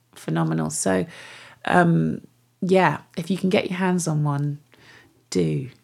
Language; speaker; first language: English; native; English